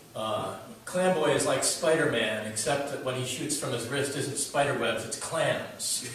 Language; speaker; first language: English; native; English